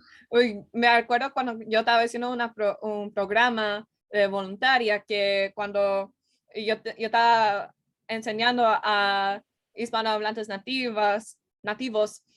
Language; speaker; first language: Spanish; non-native, learner; English